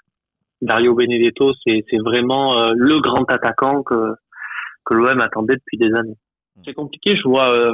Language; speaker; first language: French; native; French